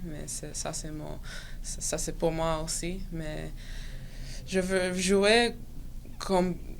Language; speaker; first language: French; non-native, local second language; English